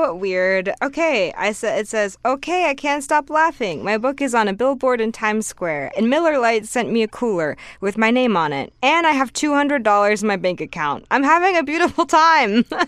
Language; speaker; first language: English; native; English